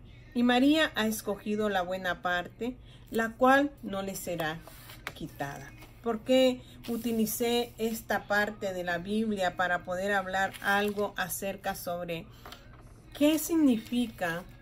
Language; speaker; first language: Spanish; native; Spanish